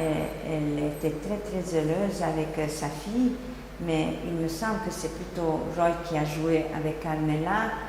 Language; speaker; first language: French; non-native, fluent; Hungarian